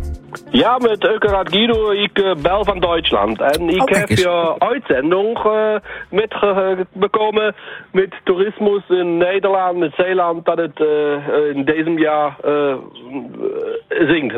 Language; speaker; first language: Dutch; non-native, learner; German